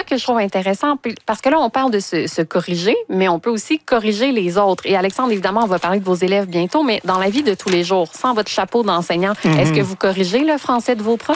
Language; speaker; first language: French; native; French